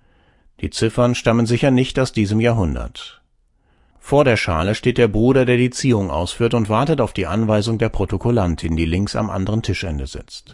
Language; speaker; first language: German; native; German